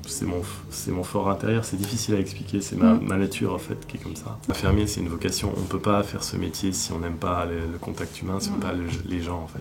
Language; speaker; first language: French; native; French